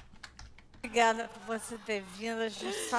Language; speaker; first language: Portuguese; native; Portuguese